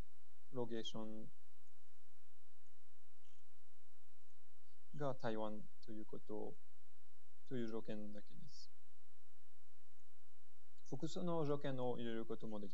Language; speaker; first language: Japanese; non-native, fluent; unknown